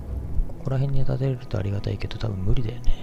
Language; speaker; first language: Japanese; native; Japanese